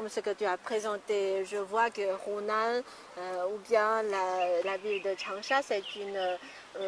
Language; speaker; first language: French; non-native, fluent; Chinese